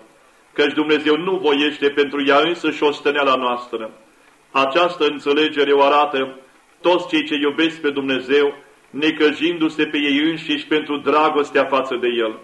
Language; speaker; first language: Romanian; native; Romanian